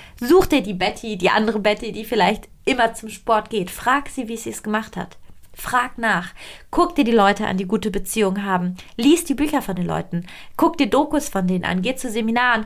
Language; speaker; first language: German; non-native, fluent; Italian